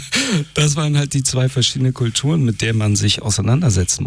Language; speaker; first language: German; early bilingual, other home language; Persian